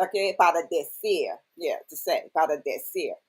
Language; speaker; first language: Spanish; non-native, learner; English